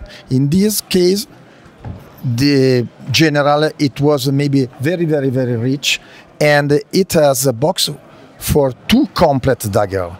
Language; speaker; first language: English; non-native, learner; Italian